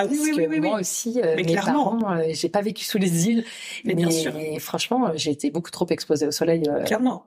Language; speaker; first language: French; native; French